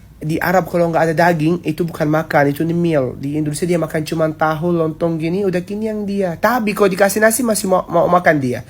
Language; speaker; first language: Indonesian; non-native, fluent; Arabic